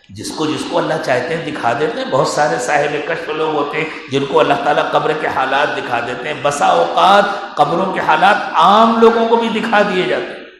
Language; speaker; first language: Urdu; native; Urdu